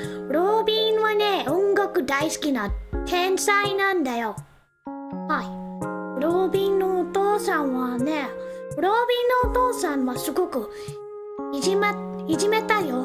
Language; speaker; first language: Japanese; non-native, learner; English